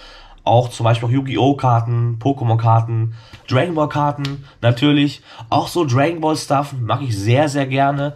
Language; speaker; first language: German; native; German